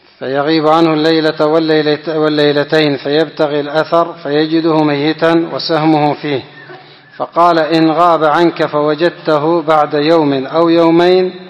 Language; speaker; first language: Arabic; non-native, fluent; Indonesian